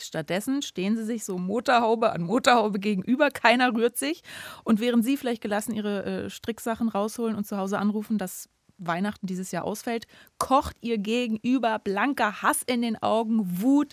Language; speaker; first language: German; native; German